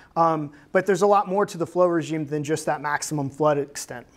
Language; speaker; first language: English; native; English